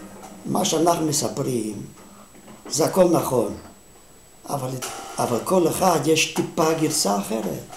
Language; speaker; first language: Hebrew; non-native, fluent; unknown